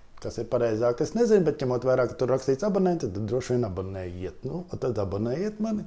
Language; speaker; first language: Latvian; non-native, local second language; Russian